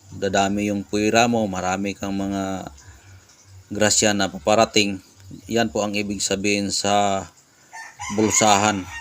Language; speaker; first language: Filipino; non-native, local second language; Cebuano